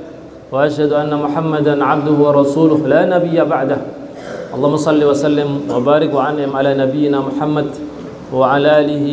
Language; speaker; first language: Arabic; non-native, fluent; Indonesian